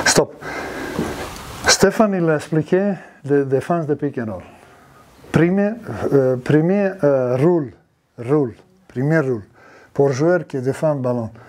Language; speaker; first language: French; non-native, learner; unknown